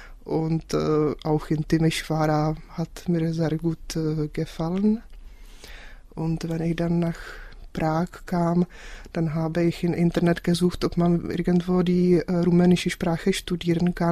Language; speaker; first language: German; non-native, fluent; Czech